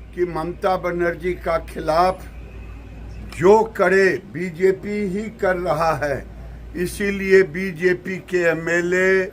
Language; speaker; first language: Hindi; native; Hindi